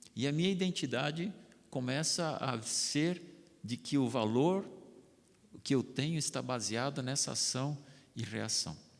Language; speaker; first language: Portuguese; non-native, local second language; German